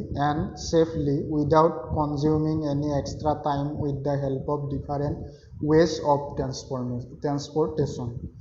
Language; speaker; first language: English; non-native, local second language; Assamese